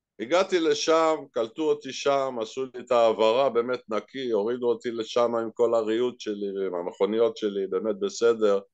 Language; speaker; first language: Hebrew; native; Hebrew